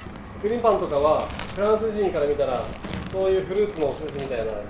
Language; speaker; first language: Japanese; native; Japanese